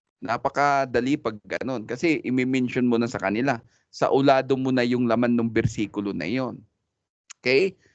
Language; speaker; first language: Filipino; non-native, local second language; Cebuano